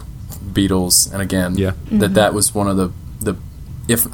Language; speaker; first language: English; native; English